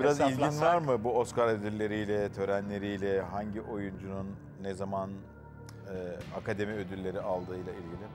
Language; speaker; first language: Turkish; native; Turkish